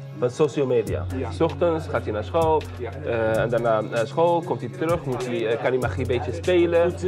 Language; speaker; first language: Dutch; early bilingual, other home language; Riffian